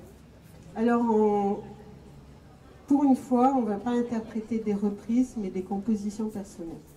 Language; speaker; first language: French; native; French